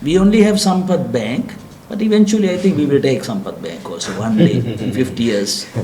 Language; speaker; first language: English; non-native, local second language; Sinhala